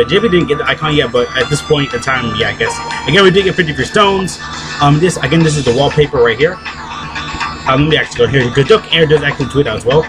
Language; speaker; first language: English; native; English